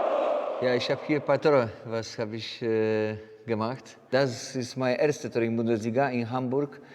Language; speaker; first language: German; non-native, fluent; Polish